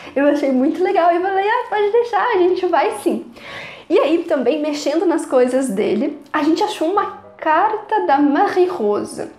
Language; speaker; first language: Portuguese; native; Portuguese